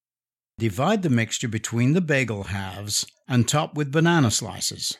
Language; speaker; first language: English; native; English